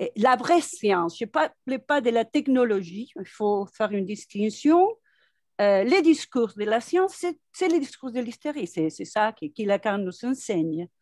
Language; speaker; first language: French; non-native, fluent; Spanish